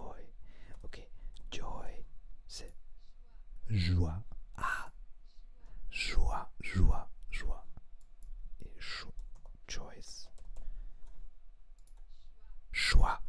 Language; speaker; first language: French; non-native, learner; Spanish